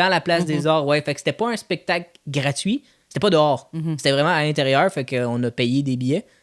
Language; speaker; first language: French; native; French